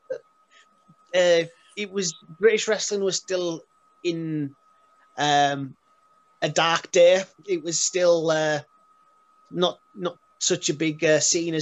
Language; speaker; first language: English; native; English